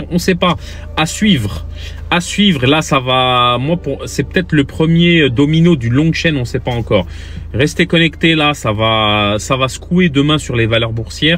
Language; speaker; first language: French; native; French